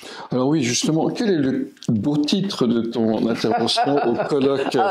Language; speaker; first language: French; native; French